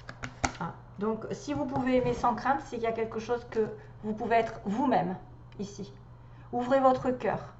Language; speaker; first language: French; native; French